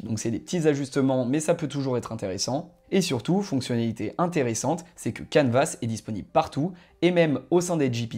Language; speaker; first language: French; native; French